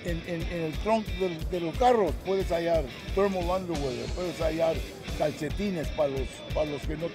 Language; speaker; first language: Spanish; early bilingual, heritage; English